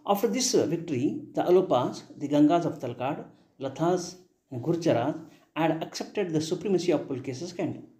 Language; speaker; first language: English; non-native, local second language; Kannada